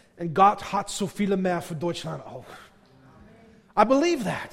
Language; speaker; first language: German; non-native, learner; English